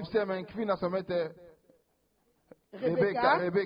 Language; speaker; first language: Swedish; non-native, fluent; French